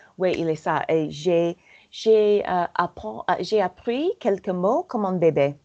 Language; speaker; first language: French; non-native, learner; English